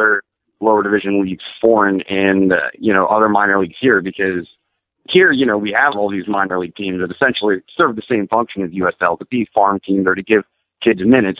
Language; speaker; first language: English; native; English